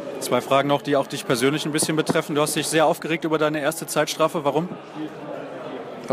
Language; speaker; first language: German; native; German